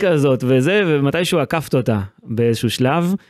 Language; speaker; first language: Hebrew; native; Hebrew